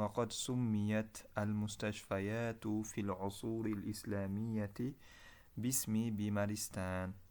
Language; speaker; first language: Arabic; non-native, fluent; Uzbek